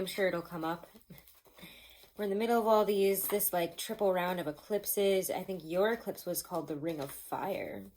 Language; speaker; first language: English; native; English